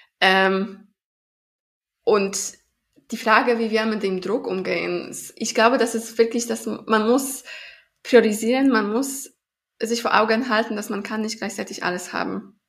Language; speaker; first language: German; non-native, fluent; Polish